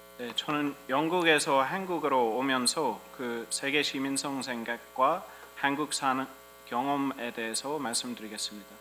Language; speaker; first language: Korean; non-native, fluent; English